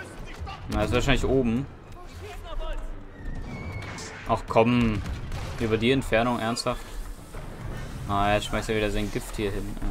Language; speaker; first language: German; native; German